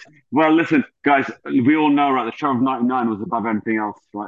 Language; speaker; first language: English; native; English